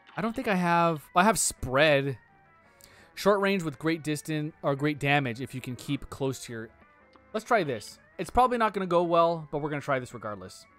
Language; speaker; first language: English; native; English